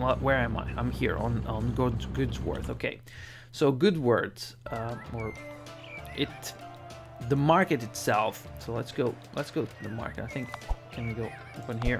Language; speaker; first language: English; non-native, fluent; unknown